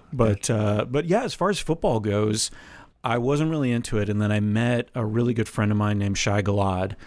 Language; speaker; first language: English; native; English